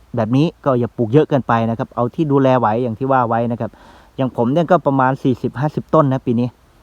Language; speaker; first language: Thai; non-native, local second language; Northeastern Thai